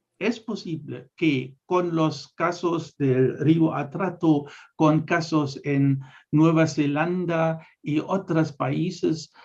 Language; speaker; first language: Spanish; non-native, fluent; German